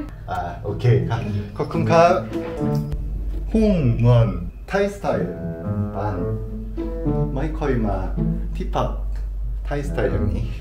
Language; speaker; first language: Thai; non-native, learner; Korean